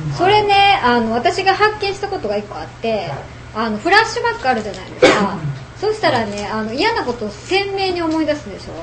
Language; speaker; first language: Japanese; native; Japanese